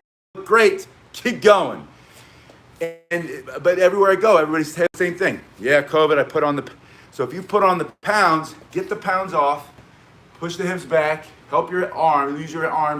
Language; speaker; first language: English; native; English